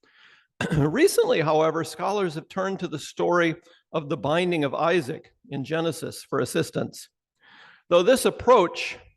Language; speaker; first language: English; native; English